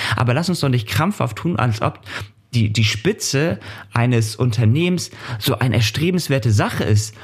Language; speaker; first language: German; native; German